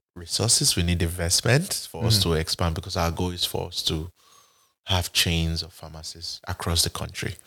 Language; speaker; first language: English; non-native, local second language; Bini